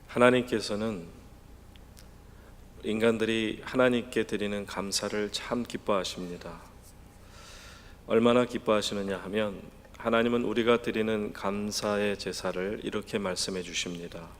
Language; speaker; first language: Korean; native; Korean